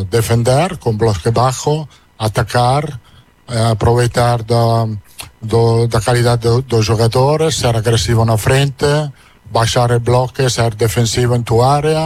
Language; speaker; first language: Portuguese; non-native, learner; Italian